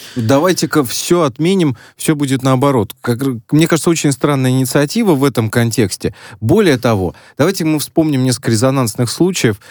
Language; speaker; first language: Russian; native; Russian